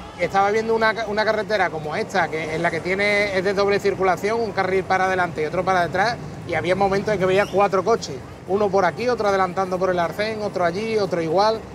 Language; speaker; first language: Spanish; native; Spanish